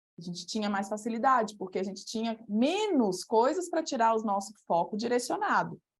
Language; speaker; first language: Portuguese; native; Portuguese